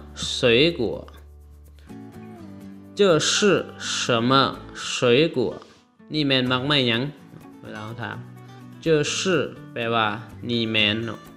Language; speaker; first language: Chinese; non-native, fluent; Lao